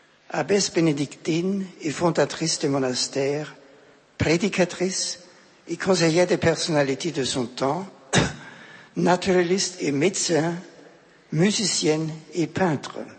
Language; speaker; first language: French; non-native, fluent; German